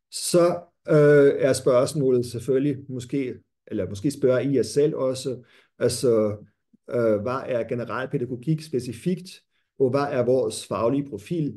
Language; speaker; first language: Danish; non-native, fluent; German